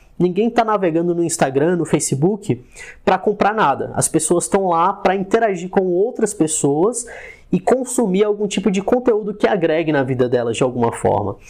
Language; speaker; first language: Portuguese; native; Portuguese